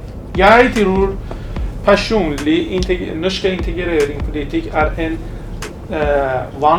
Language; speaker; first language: Norwegian; non-native, learner; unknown